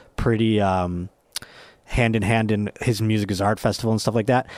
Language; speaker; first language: English; native; English